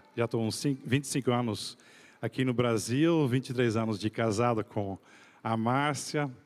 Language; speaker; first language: Portuguese; non-native, fluent; Dutch